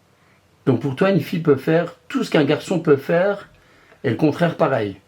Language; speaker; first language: French; native; French